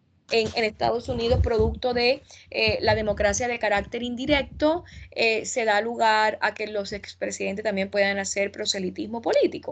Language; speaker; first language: Spanish; native; Spanish